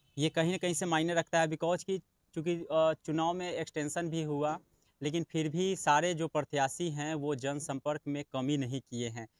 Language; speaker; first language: Hindi; native; Hindi